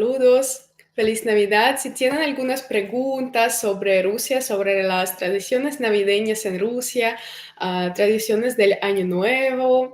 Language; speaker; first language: Spanish; non-native, fluent; Russian